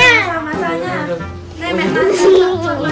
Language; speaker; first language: Vietnamese; non-native, learner; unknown